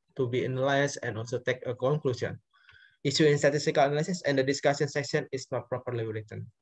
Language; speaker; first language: English; non-native, learner; Indonesian